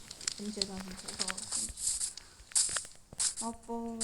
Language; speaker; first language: Kazakh; native; Kazakh